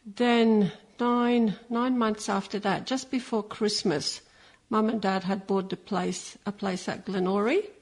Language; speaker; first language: English; early bilingual, other home language; Maltese